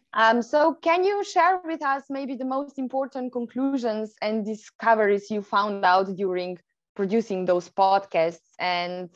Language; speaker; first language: English; non-native, fluent; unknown